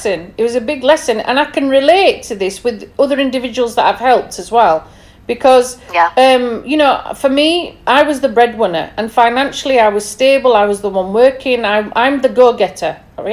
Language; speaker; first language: English; native; English